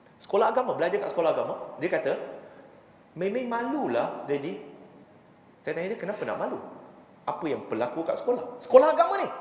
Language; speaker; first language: Malay; non-native, local second language; Chinese